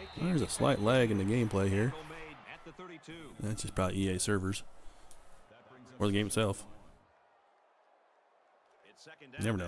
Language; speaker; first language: English; native; English